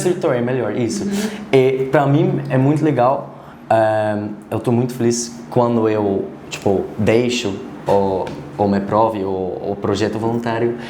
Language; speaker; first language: Portuguese; non-native, learner; Dutch